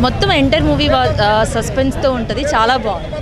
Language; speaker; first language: Telugu; non-native, learner; Tamil